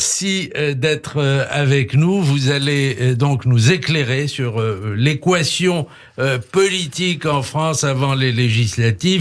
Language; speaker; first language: French; native; French